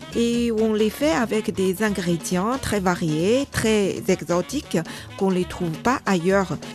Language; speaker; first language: French; non-native, fluent; Ukrainian